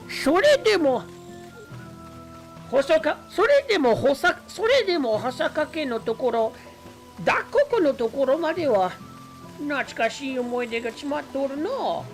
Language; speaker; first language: Japanese; native; Japanese